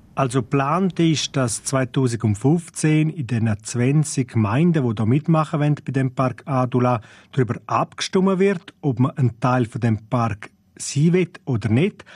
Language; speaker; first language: German; non-native, local second language; Romansh